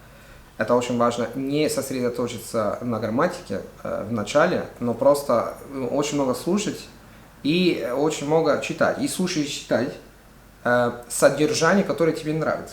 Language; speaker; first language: Russian; non-native, fluent; Italian